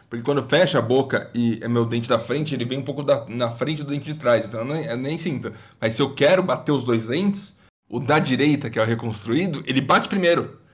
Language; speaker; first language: Portuguese; native; Portuguese